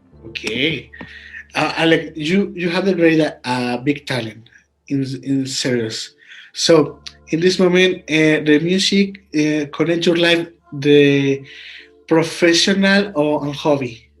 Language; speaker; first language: English; non-native, learner; Spanish